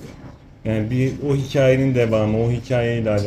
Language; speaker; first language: Turkish; native; Turkish